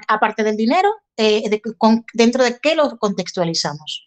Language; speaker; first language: Spanish; native; Spanish